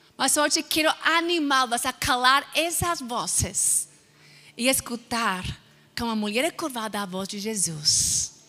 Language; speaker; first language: Portuguese; non-native, fluent; English